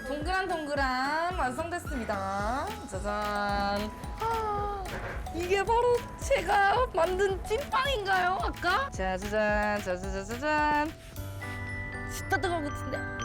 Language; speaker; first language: Korean; non-native, fluent; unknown